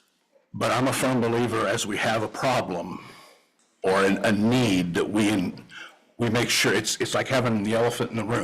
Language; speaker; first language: English; native; English